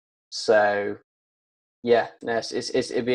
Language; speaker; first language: English; native; English